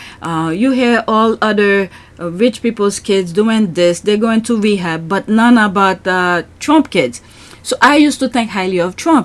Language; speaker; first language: English; native; English